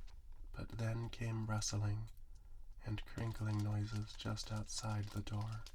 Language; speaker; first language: English; native; English